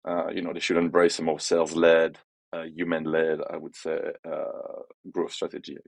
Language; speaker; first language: English; non-native, fluent; French